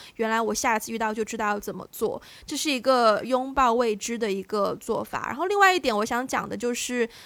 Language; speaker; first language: Chinese; native; Chinese